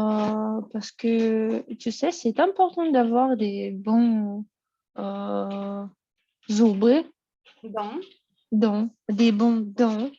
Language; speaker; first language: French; non-native, learner; Russian